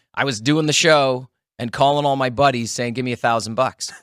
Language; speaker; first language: English; native; English